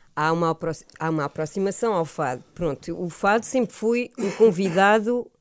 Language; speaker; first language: Portuguese; early bilingual, other home language; French